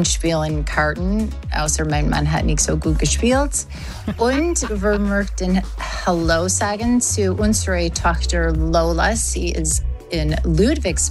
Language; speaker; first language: German; non-native, learner; English